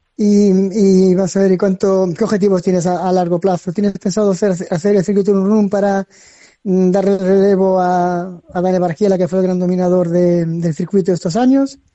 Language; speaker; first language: Spanish; native; Spanish